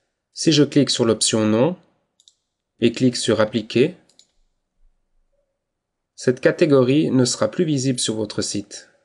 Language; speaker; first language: French; native; French